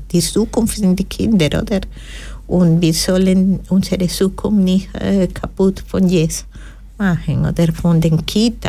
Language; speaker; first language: German; non-native, learner; Spanish